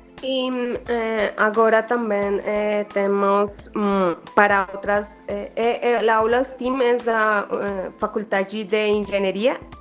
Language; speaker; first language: Portuguese; non-native, learner; Spanish